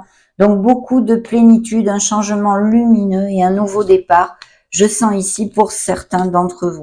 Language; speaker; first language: French; native; French